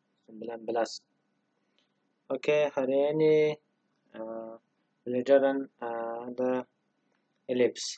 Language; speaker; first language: Indonesian; non-native, learner; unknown